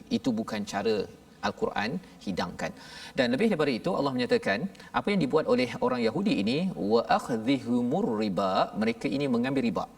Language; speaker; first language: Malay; native; Malay